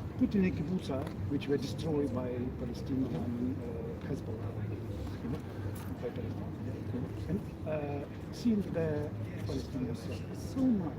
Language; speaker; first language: English; non-native, learner; Ukrainian